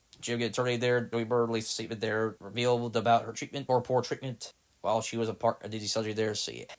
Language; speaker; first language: English; native; English